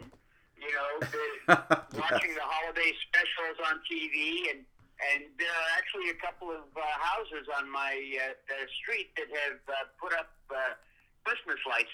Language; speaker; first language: English; native; English